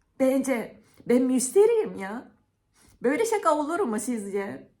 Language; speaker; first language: Turkish; non-native, fluent; Japanese